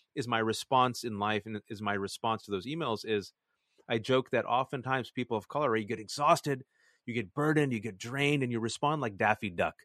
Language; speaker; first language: English; early bilingual, other home language; Urdu